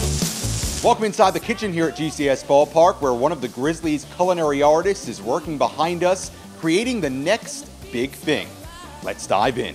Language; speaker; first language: English; native; English